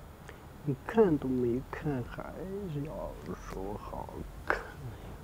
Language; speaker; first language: Chinese; non-native, local second language; Tibetan